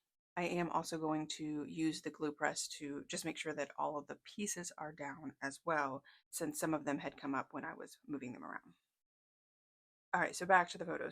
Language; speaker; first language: English; native; English